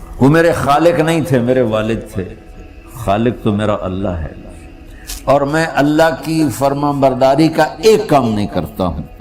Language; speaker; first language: Urdu; non-native, local second language; Punjabi